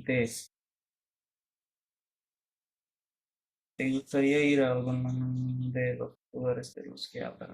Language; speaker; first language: Spanish; non-native, fluent; Bangla